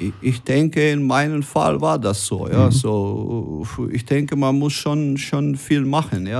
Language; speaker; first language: German; non-native, fluent; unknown